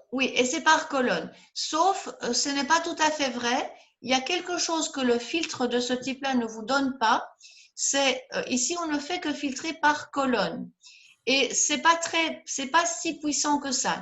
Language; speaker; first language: French; native; French